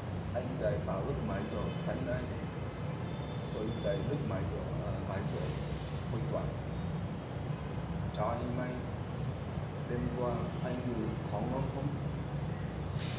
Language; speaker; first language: Vietnamese; non-native, learner; Japanese